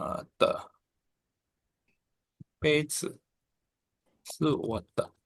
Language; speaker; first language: Chinese; non-native, fluent; Indonesian